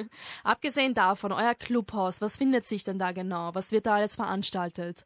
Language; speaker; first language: German; native; German